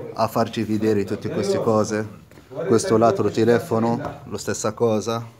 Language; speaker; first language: Italian; non-native, fluent; Arabic